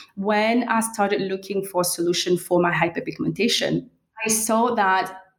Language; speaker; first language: English; non-native, fluent; French